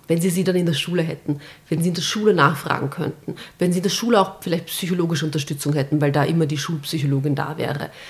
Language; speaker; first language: German; early bilingual, other home language; Bosnian